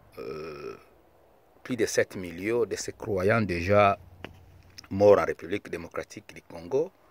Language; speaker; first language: French; non-native, local second language; Lingala